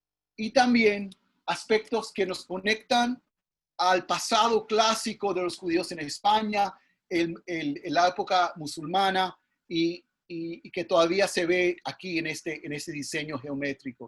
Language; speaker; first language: Spanish; early bilingual, heritage; English